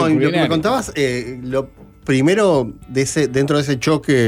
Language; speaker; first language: Spanish; native; Spanish